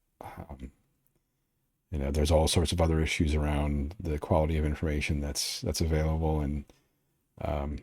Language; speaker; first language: English; native; English